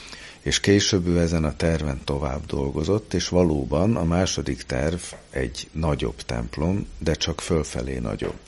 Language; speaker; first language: Hungarian; native; Hungarian